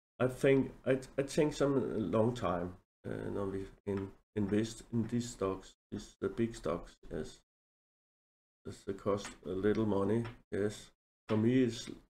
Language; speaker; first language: English; non-native, learner; Danish